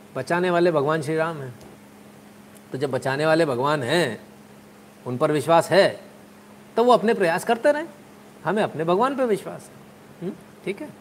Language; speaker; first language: Hindi; native; Hindi